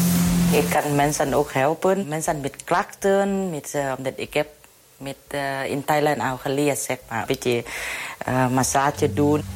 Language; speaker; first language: Dutch; non-native, learner; Thai